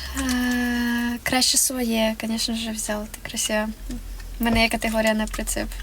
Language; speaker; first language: Ukrainian; non-native, local second language; Russian